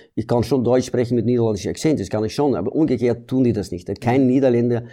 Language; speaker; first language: German; early bilingual, heritage; German